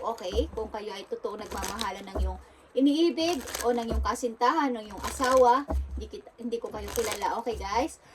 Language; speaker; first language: Filipino; non-native, local second language; Bikol